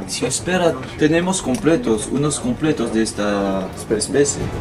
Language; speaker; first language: Spanish; non-native, fluent; French